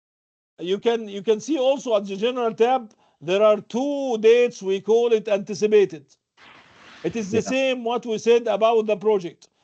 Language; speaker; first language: English; non-native, fluent; Arabic